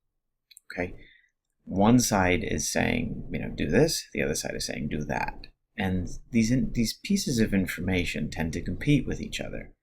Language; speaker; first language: English; native; English